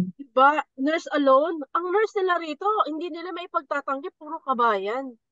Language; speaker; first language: Filipino; native; Filipino